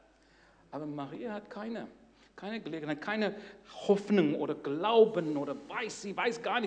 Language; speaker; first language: German; non-native, learner; English